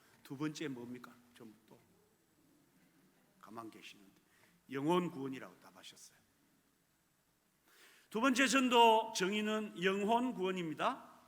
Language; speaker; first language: Korean; native; Korean